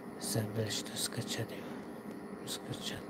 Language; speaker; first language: Russian; non-native, learner; Tajik